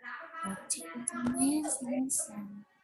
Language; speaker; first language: English; non-native, learner; Vietnamese